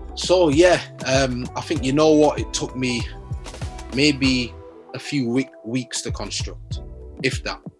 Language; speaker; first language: English; native; English